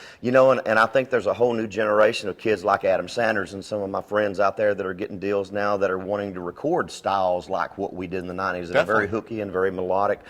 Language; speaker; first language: English; native; English